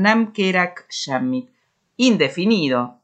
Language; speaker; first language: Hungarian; early bilingual, heritage; Spanish